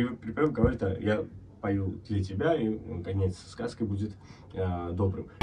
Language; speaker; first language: Russian; non-native, fluent; Georgian